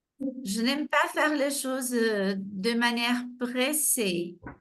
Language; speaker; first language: French; non-native, fluent; Portuguese